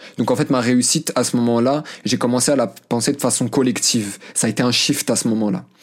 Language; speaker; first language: French; early bilingual, other home language; Arabic